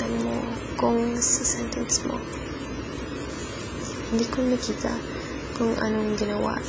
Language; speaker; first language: Filipino; early bilingual, heritage; English